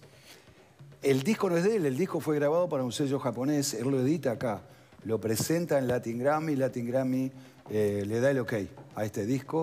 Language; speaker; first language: Spanish; native; Spanish